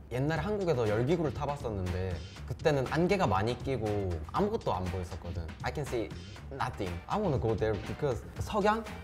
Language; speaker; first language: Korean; native; Korean